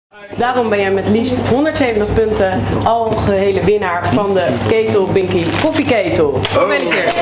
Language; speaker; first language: Dutch; native; Dutch